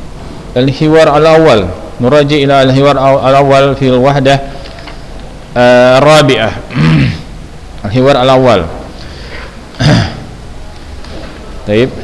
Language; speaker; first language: Arabic; non-native, fluent; Indonesian